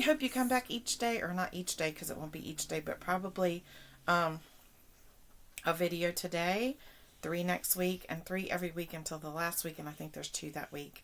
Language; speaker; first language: English; native; English